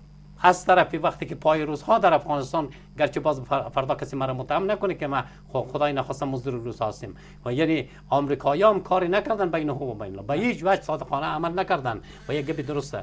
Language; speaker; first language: Persian; native; Persian